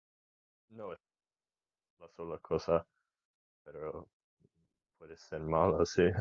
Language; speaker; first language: Spanish; non-native, learner; English